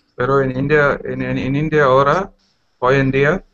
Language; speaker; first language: Spanish; non-native, learner; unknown